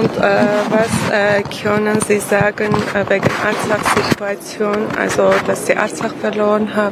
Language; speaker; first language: German; non-native, fluent; Armenian